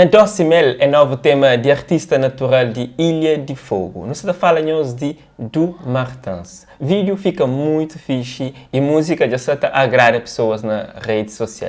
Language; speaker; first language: Portuguese; non-native, local second language; Kabuverdianu